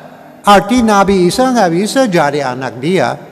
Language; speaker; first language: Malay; non-native, learner; English